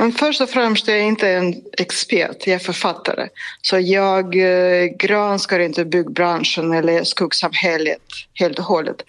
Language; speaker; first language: Swedish; non-native, fluent; Russian